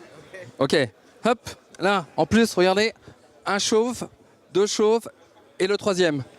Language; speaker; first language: French; native; French